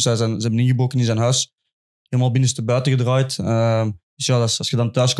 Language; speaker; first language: Dutch; native; Dutch